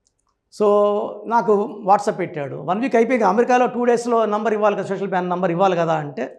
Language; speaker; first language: Telugu; native; Telugu